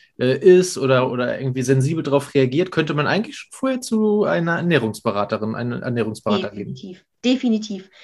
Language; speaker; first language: German; native; German